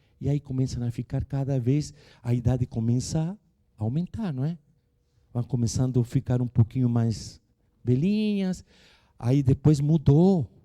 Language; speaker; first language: Portuguese; non-native, fluent; Spanish